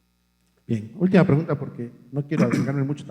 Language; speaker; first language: Spanish; native; Spanish